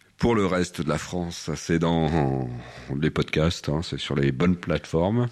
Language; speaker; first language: French; native; French